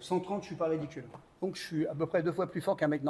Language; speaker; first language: French; native; French